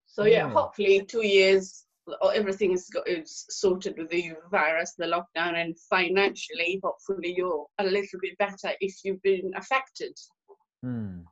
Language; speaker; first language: English; non-native, local second language; Swahili